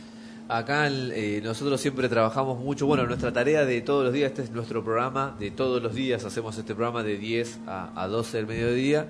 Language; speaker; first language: Spanish; native; Spanish